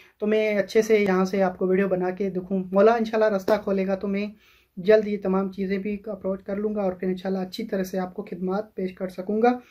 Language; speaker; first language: Urdu; non-native, local second language; Sindhi